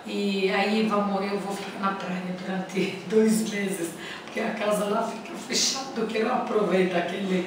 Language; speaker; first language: Portuguese; non-native, learner; Arabic